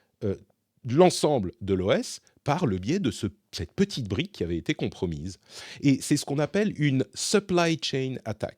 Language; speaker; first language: French; native; French